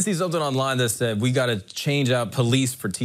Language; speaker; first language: English; native; English